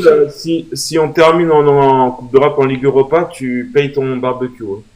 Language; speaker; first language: French; native; French